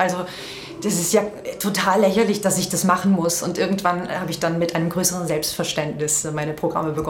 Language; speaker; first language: German; native; German